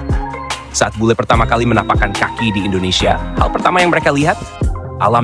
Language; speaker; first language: Indonesian; native; Indonesian